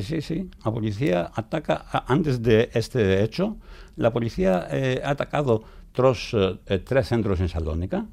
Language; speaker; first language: Spanish; non-native, fluent; Greek